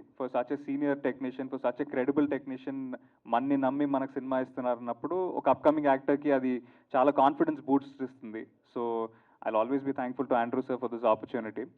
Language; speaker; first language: Telugu; native; Telugu